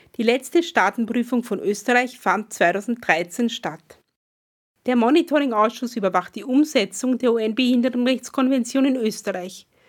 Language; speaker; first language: German; native; German